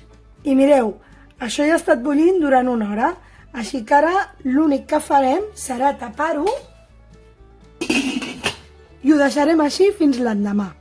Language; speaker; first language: Catalan; native; Catalan